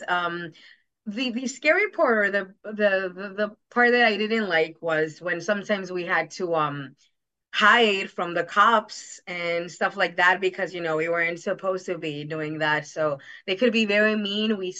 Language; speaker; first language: English; early bilingual, other home language; Spanish